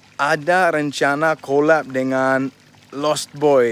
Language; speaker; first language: Indonesian; non-native, fluent; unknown